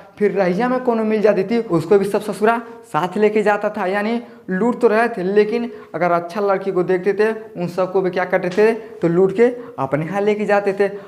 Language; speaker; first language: Hindi; native; Hindi